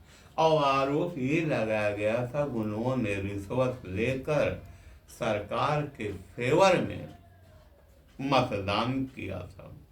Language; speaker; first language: Hindi; native; Hindi